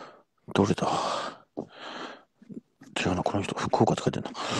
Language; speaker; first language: Japanese; native; Japanese